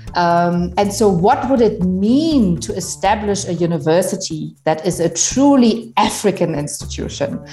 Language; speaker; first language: English; non-native, fluent; German